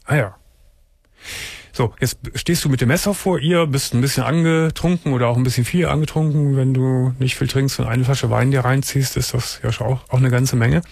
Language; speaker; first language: German; native; German